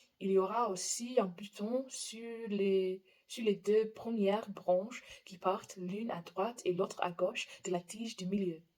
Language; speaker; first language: French; non-native, fluent; English